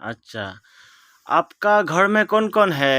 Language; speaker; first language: Hindi; non-native, local second language; Assamese